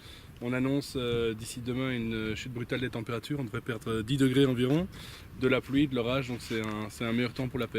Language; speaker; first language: French; native; French